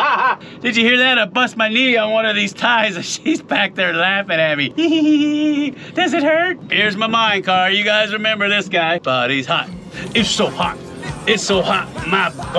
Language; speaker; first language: English; native; English